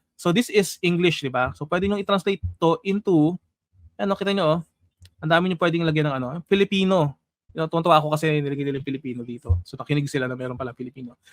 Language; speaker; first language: Filipino; native; Filipino